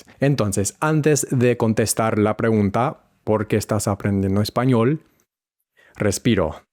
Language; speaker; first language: Spanish; non-native, fluent; English